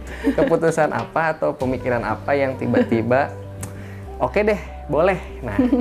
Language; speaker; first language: Indonesian; native; Indonesian